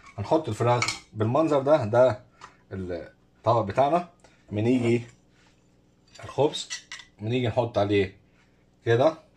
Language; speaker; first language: Arabic; native; Arabic